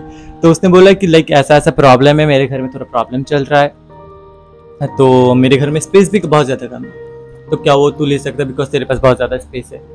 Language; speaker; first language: Hindi; non-native, local second language; Assamese